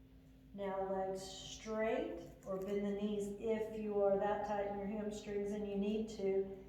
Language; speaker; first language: English; native; English